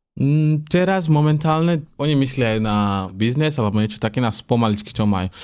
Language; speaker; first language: Slovak; non-native, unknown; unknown